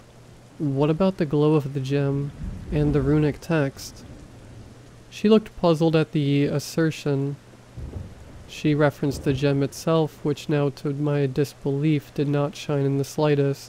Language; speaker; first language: English; native; English